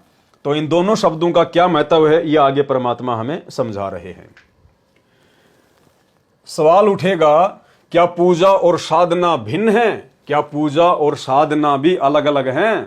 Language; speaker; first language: Hindi; native; Hindi